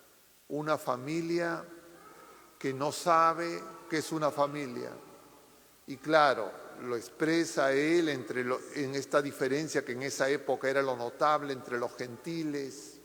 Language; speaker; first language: Spanish; native; Spanish